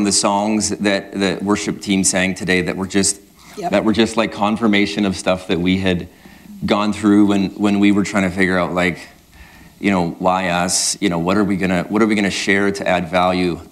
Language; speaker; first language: English; native; English